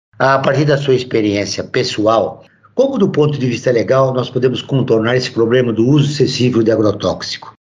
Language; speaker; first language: Portuguese; native; Portuguese